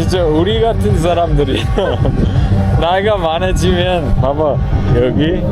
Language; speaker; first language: Korean; non-native, fluent; English